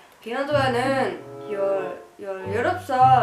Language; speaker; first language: Korean; non-native, learner; Finnish